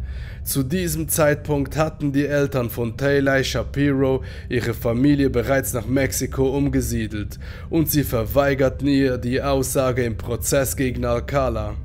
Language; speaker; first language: German; native; German